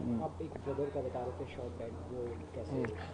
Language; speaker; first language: Hindi; native; Hindi